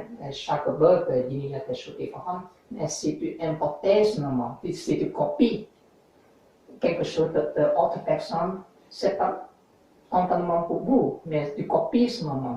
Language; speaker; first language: French; non-native, learner; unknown